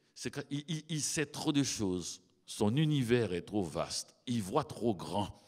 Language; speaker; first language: French; native; French